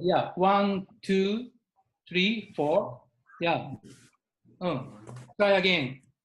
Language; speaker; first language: English; non-native, learner; Japanese